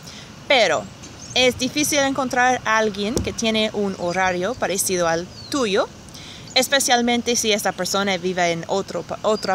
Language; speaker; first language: Spanish; non-native, fluent; English